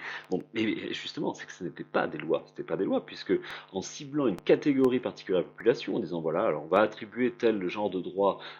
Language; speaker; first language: French; native; French